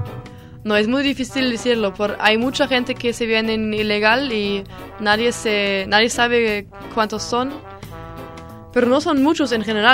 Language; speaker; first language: Spanish; non-native, learner; German